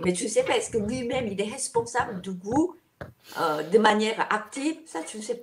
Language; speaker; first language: French; non-native, fluent; Korean